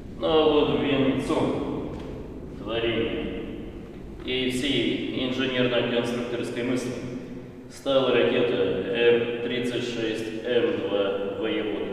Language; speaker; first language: Russian; native; Russian